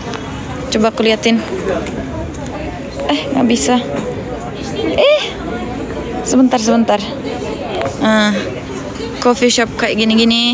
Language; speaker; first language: Indonesian; non-native, learner; Turkish